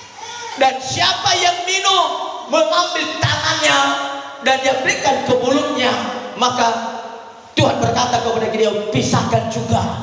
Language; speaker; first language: Indonesian; native; Indonesian